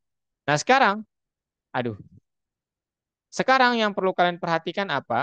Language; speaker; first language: Indonesian; native; Indonesian